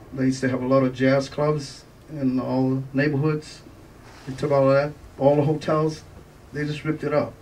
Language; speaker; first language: English; native; English